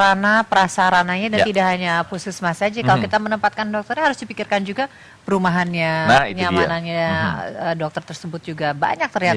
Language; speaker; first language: Indonesian; native; Indonesian